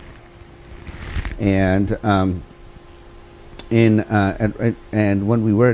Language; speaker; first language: English; early bilingual, other home language; Persian